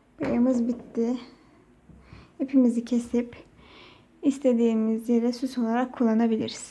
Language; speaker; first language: Turkish; native; Turkish